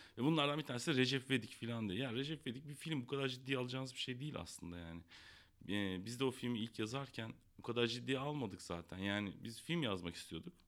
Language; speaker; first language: Turkish; native; Turkish